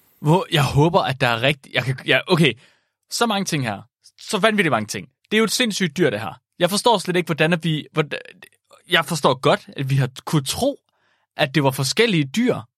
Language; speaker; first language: Danish; native; Danish